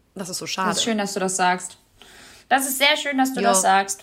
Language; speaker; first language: German; early bilingual, other home language; Albanian